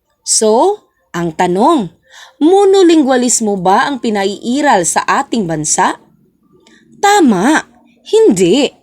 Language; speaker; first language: Filipino; non-native, local second language; Cebuano